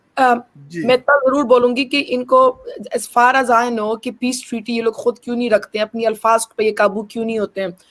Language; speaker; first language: Hindi; early bilingual, heritage; Hindi